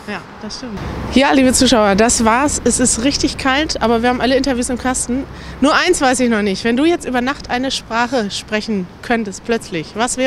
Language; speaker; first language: German; native; German